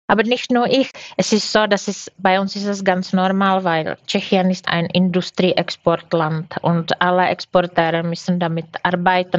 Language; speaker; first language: German; non-native, fluent; Czech